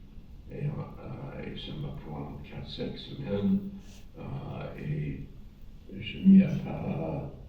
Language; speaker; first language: French; non-native, fluent; English